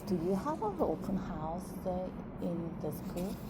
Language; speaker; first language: English; non-native, learner; Korean